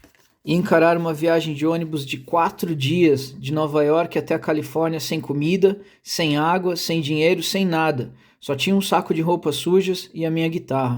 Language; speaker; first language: Portuguese; native; Portuguese